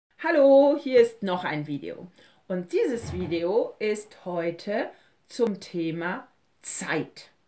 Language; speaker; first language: German; non-native, fluent; French